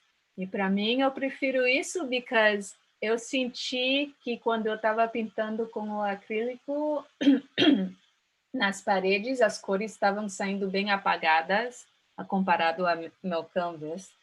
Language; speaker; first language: Portuguese; early bilingual, heritage; Portuguese